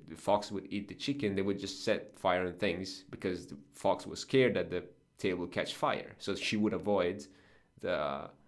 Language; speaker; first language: English; non-native, fluent; Italian